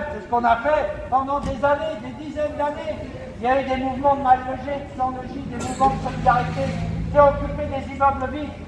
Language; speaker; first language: French; native; French